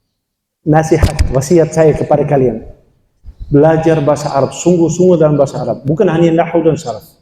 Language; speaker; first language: Indonesian; non-native, fluent; Dutch